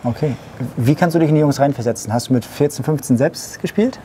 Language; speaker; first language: German; native; German